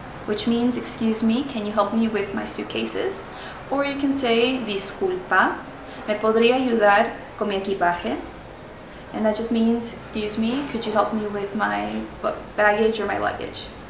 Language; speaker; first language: English; early bilingual, other home language; Spanish